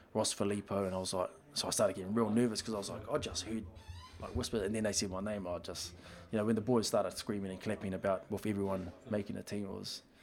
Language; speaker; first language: English; native; English